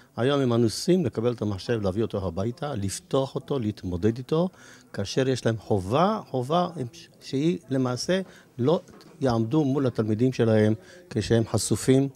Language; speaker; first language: Hebrew; native; Hebrew